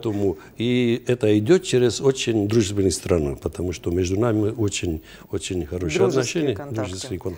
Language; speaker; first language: Russian; non-native, fluent; Romanian